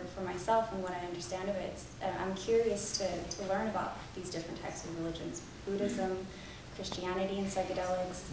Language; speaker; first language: English; native; English